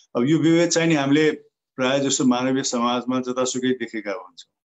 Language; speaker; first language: Nepali; native; Nepali